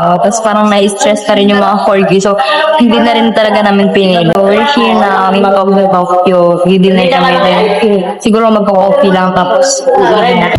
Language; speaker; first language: Filipino; native; Filipino